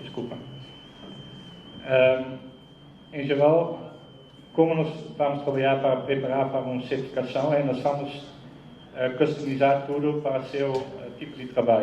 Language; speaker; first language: Portuguese; non-native, fluent; Dutch